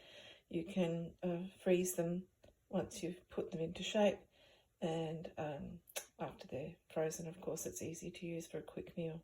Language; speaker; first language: English; native; English